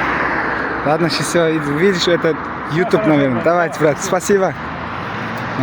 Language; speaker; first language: Russian; non-native, learner; Uzbek